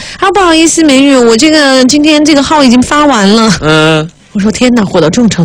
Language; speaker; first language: Chinese; native; Chinese